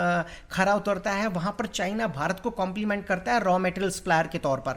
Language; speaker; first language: Hindi; native; Hindi